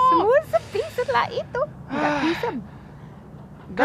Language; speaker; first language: Indonesian; non-native, fluent; English